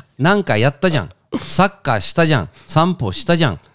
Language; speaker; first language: Japanese; non-native, fluent; Spanish